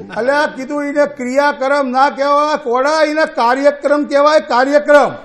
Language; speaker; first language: Gujarati; native; Gujarati